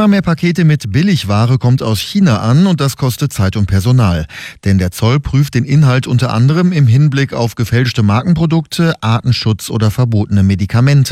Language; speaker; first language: German; native; German